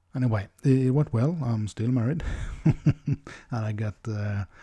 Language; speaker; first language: English; non-native, fluent; Norwegian